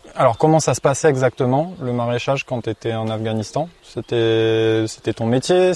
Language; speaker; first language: French; native; French